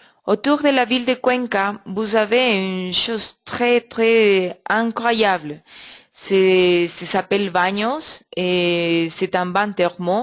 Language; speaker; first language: French; non-native, learner; Spanish